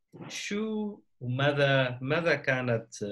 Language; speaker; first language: Arabic; non-native, learner; Dutch